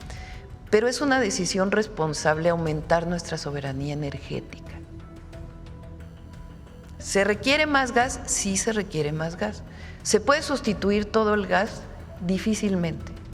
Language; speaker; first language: Spanish; native; Spanish